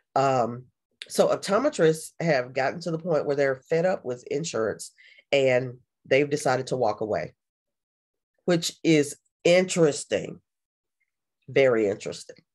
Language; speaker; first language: English; native; English